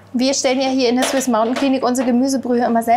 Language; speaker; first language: German; native; German